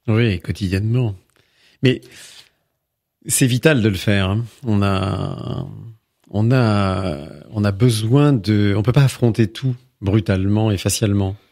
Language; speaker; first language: French; native; French